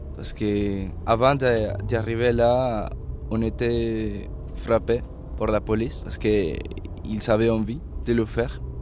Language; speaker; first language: French; non-native, fluent; Spanish